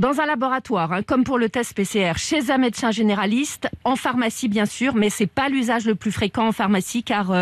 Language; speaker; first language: French; native; French